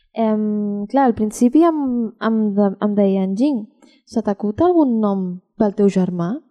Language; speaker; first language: Catalan; early bilingual, other home language; Chinese